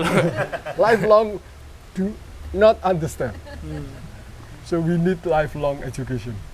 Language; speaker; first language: English; non-native, learner; Indonesian